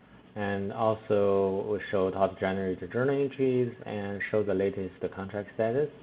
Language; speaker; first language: English; non-native, fluent; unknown